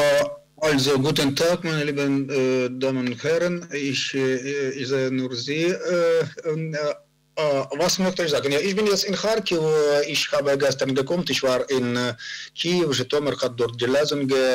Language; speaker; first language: German; non-native, learner; Ukrainian